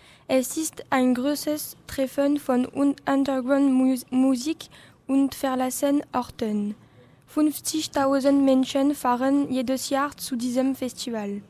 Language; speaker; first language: German; non-native, learner; French